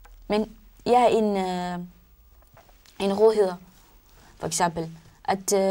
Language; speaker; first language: Danish; non-native, learner; Arabic